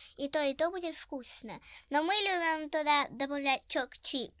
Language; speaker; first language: Russian; early bilingual, heritage; Russian